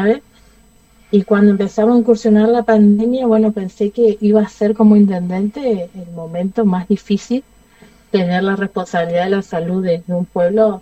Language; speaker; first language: Spanish; native; Spanish